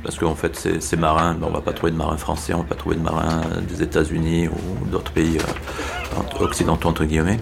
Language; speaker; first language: French; native; French